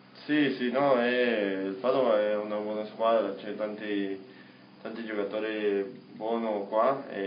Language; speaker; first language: Italian; non-native, learner; Spanish